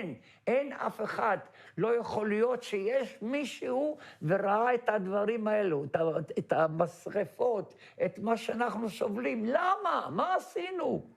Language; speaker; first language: Hebrew; non-native, fluent; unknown